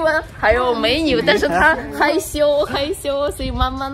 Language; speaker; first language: Chinese; non-native, fluent; Ukrainian